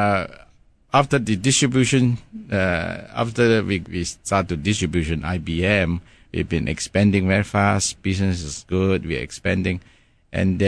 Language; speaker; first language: English; non-native, local second language; Cantonese